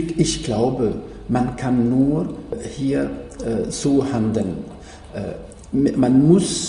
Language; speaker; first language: German; non-native, fluent; Arabic